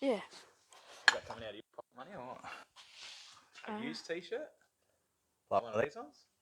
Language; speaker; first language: English; native; English